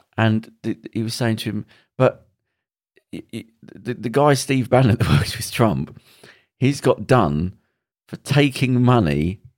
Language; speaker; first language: English; native; English